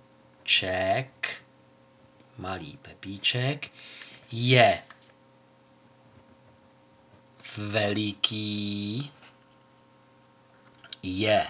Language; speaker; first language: Czech; native; Czech